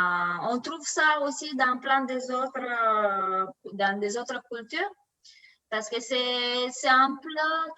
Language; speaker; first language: French; non-native, learner; Romanian